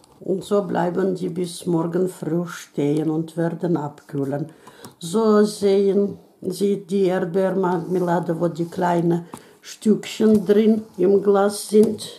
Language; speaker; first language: German; non-native, fluent; Russian